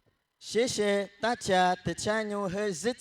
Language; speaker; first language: Chinese; non-native, learner; Indonesian